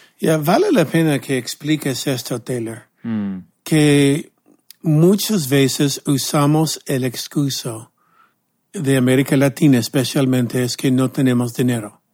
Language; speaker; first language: Spanish; non-native, fluent; English